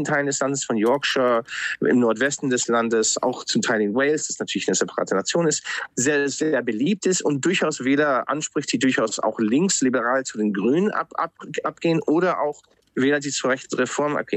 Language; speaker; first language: German; non-native, fluent; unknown